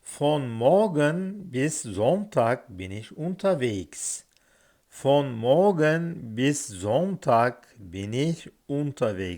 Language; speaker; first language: German; non-native, fluent; Turkish